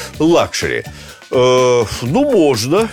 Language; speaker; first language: Russian; native; Russian